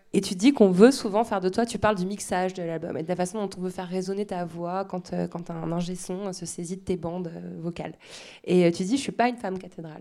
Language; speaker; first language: French; native; French